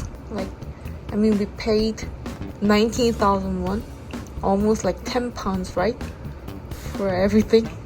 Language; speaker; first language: English; non-native, fluent; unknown